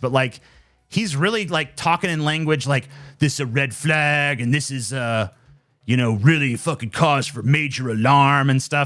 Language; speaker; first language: English; native; English